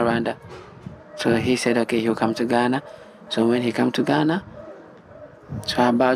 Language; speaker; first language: English; non-native, local second language; Igbo